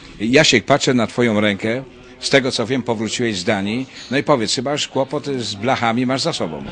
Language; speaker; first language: Polish; native; Polish